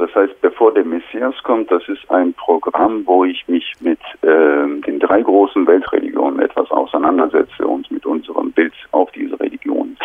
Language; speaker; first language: German; non-native, fluent; Turkish